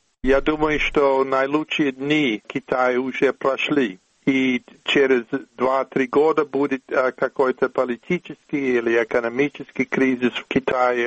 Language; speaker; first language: Russian; non-native, fluent; English